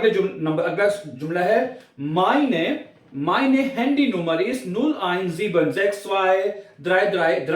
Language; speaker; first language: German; non-native, learner; Urdu